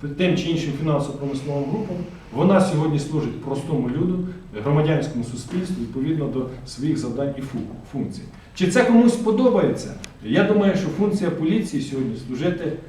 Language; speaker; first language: Ukrainian; native; Ukrainian